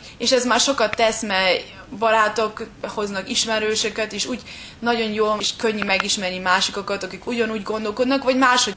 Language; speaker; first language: Hungarian; early bilingual, heritage; German